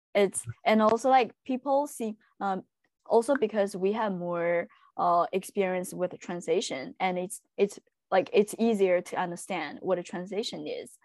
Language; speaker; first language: English; non-native, fluent; Chinese